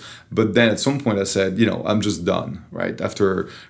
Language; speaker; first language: English; non-native, fluent; French